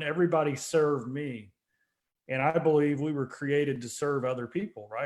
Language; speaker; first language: English; native; English